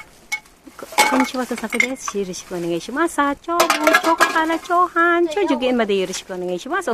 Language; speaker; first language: Japanese; non-native, fluent; Filipino